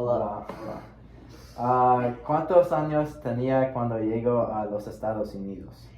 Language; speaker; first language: Spanish; non-native, learner; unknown